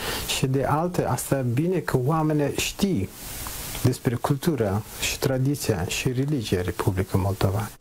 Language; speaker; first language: Romanian; non-native, learner; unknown